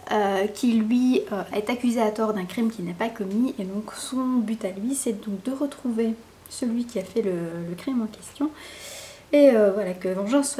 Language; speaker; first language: French; native; French